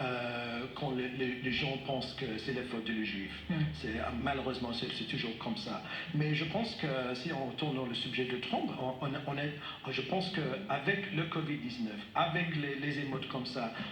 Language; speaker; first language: French; non-native, fluent; English